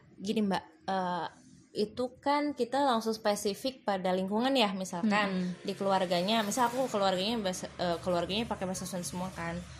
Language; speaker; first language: Indonesian; non-native, local second language; Sundanese